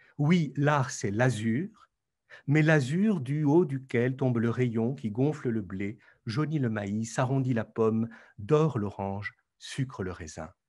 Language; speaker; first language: French; native; French